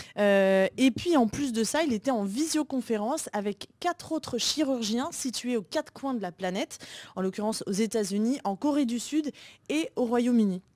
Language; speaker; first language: French; native; French